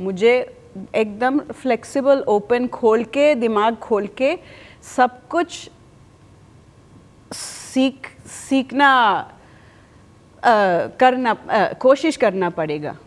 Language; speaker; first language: Hindi; non-native, fluent; Spanish